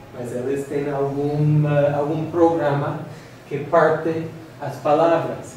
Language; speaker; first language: Portuguese; non-native, fluent; English